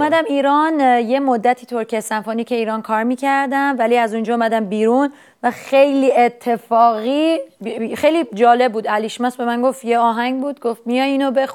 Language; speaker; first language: Persian; non-native, local second language; Armenian